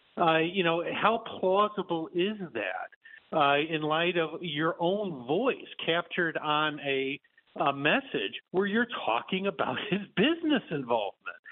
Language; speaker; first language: English; native; English